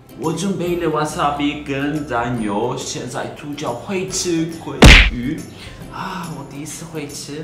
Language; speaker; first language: Chinese; non-native, fluent; Turkish